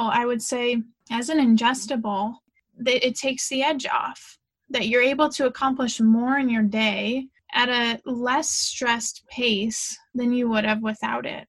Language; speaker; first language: English; native; English